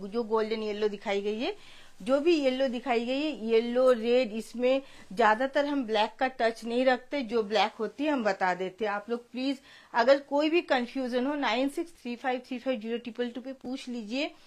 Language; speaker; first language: Hindi; non-native, local second language; Bangla